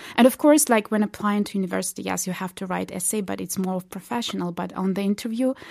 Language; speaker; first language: English; non-native, fluent; Belarusian